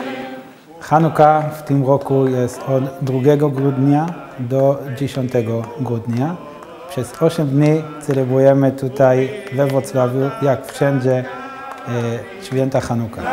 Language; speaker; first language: Polish; non-native, learner; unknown